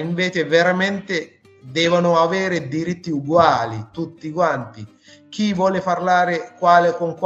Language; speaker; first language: Italian; non-native, fluent; Sinhala